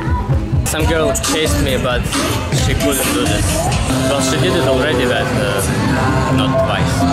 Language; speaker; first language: English; non-native, learner; Russian